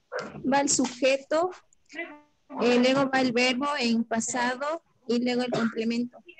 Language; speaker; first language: Spanish; native; Spanish